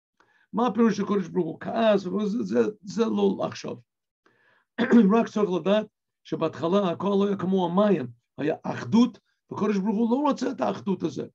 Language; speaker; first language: Hebrew; non-native, fluent; English